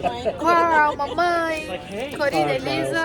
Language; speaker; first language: Portuguese; native; Portuguese